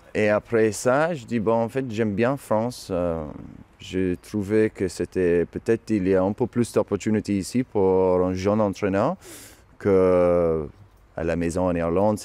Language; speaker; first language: French; non-native, fluent; English